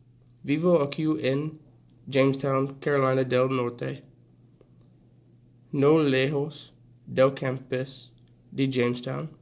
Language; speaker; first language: Spanish; non-native, learner; English